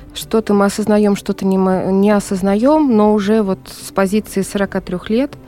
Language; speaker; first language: Russian; native; Russian